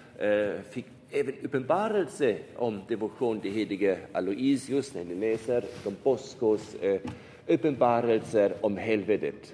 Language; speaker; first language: Swedish; non-native, fluent; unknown